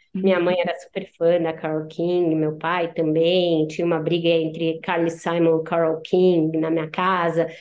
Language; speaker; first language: Portuguese; native; Portuguese